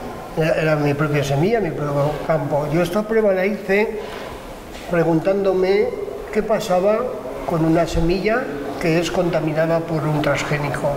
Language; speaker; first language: Spanish; native; Spanish